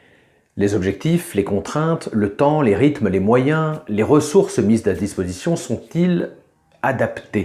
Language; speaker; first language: French; native; French